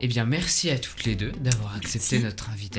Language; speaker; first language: French; native; French